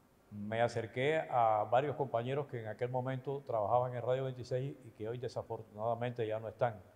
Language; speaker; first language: Spanish; native; Spanish